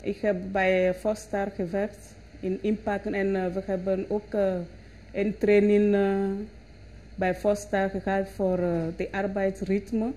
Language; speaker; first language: Dutch; non-native, learner; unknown